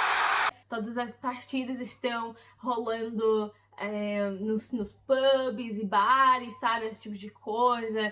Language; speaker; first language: Portuguese; early bilingual, heritage; English